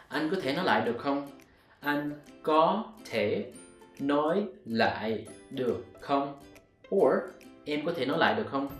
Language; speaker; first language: Vietnamese; non-native, learner; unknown